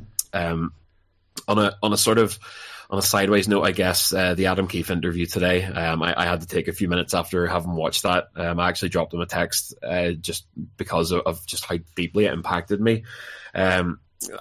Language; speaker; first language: English; native; English